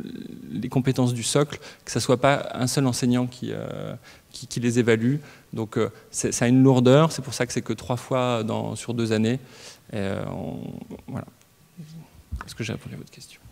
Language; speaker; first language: French; native; French